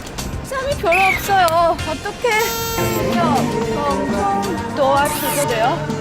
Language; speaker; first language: Korean; non-native, learner; English